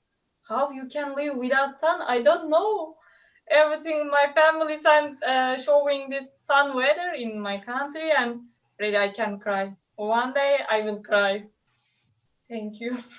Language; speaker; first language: English; non-native, learner; Turkish